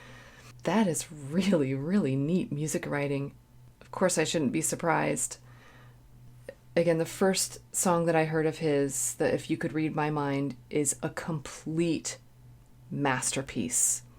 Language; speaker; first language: English; native; English